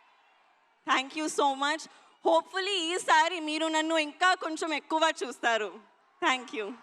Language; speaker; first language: Telugu; non-native, learner; Hindi